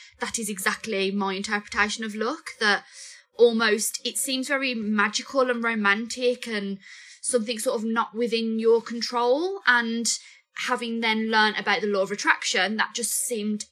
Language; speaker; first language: English; native; English